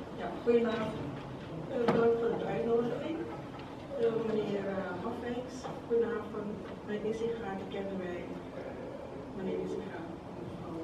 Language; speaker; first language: Dutch; non-native, local second language; Javanese